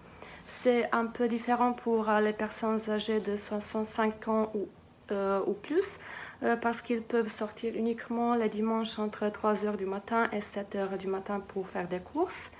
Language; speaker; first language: French; non-native, fluent; Serbian